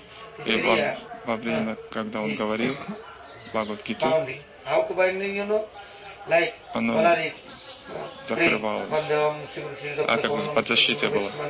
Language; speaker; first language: Russian; non-native, learner; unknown